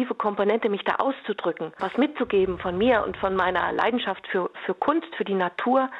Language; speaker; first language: German; native; German